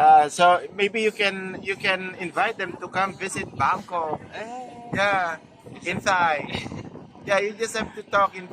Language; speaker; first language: English; non-native, local second language; Iloko